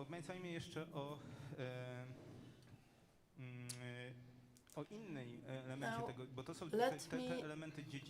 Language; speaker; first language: Polish; native; Polish